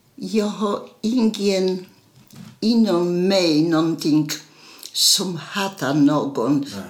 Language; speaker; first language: Swedish; non-native, fluent; Polish